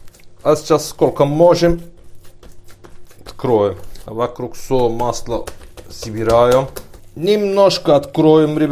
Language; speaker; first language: Russian; non-native, learner; Turkish